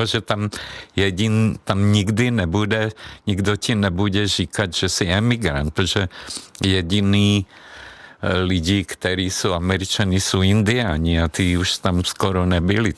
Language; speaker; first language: Czech; non-native, fluent; Hungarian